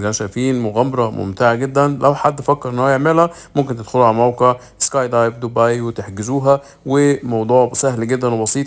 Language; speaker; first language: Arabic; native; Arabic